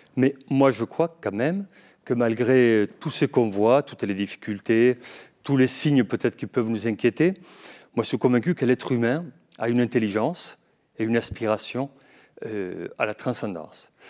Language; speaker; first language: French; non-native, fluent; Spanish